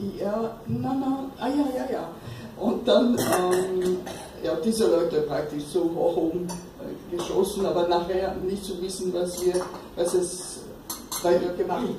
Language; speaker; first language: German; non-native, fluent; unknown